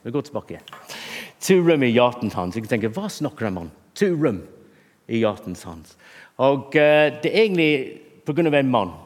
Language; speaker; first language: Norwegian; non-native, fluent; English